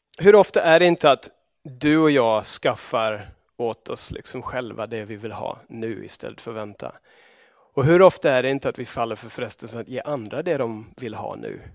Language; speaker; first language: Swedish; non-native, fluent; English